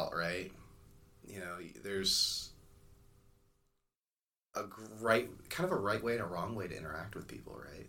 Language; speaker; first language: English; native; English